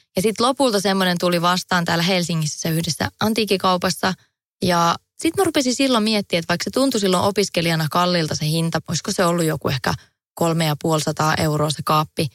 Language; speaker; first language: Finnish; native; Finnish